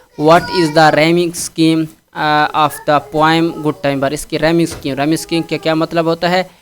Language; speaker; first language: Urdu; non-native, local second language; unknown